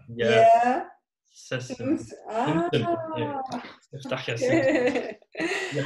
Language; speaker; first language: Arabic; non-native, learner; Dutch